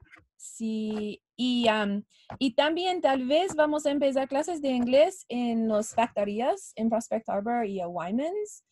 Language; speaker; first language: Spanish; non-native, learner; English